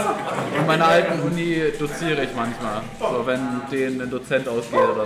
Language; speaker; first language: German; native; German